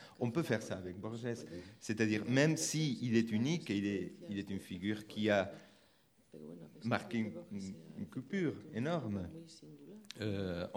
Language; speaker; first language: French; non-native, fluent; Spanish